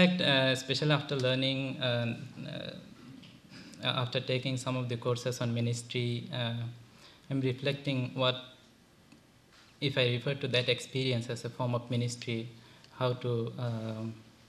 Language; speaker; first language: English; non-native, local second language; Bangla